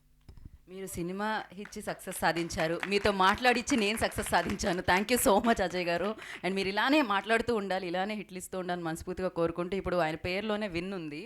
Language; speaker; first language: Telugu; native; Telugu